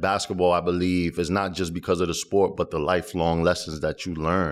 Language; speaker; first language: English; early bilingual, other home language; Spanish